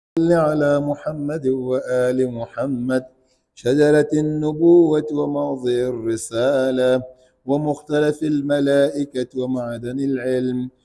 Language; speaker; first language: Arabic; non-native, fluent; Ganda